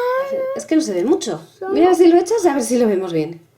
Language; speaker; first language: Spanish; native; Spanish